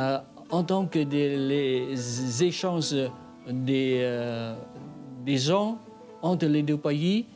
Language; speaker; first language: French; non-native, fluent; Vietnamese